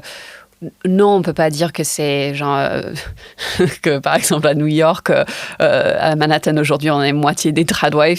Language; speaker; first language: French; non-native, fluent; English